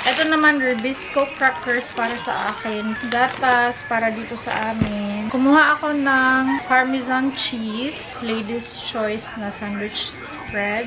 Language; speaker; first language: Filipino; non-native, local second language; Cebuano